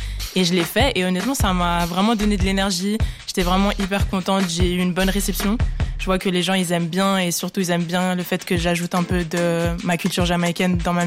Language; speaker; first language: French; early bilingual, other home language; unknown